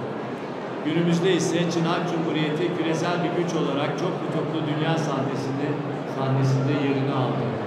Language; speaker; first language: Turkish; native; Turkish